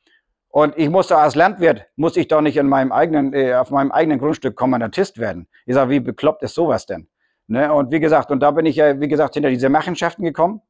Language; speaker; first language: German; native; German